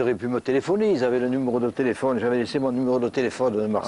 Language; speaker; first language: French; native; French